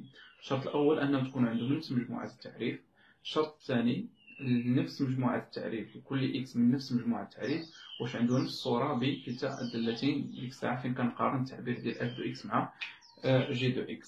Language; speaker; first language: Arabic; native; Arabic